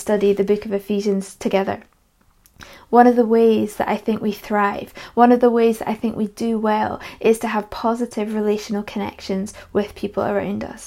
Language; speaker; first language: English; native; English